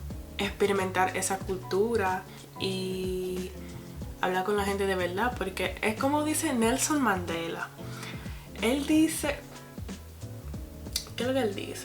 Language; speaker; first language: Spanish; non-native, fluent; English